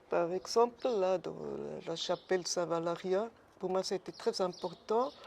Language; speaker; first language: French; non-native, fluent; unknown